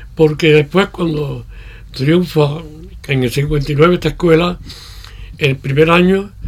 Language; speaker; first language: Spanish; native; Spanish